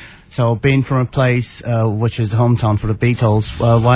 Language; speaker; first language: English; non-native, fluent; Portuguese